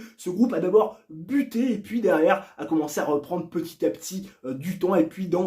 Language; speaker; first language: French; native; French